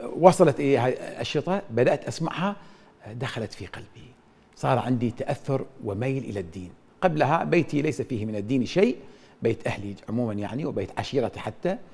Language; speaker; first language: Arabic; native; Arabic